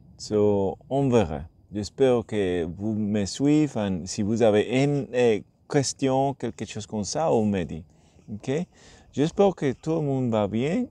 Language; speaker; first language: French; non-native, learner; Spanish